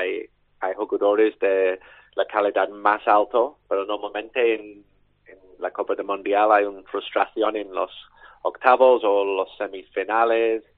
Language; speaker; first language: Spanish; non-native, learner; English